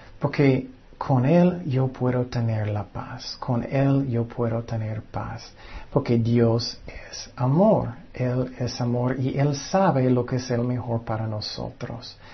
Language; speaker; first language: Spanish; non-native, fluent; English